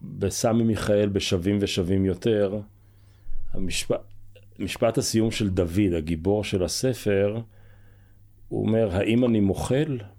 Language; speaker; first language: Hebrew; native; Hebrew